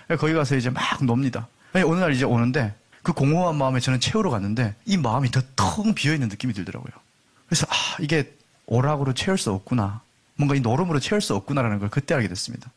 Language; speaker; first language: Korean; native; Korean